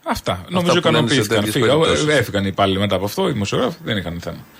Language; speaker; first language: Greek; native; Greek